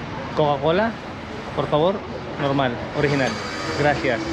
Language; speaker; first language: Spanish; non-native, learner; Filipino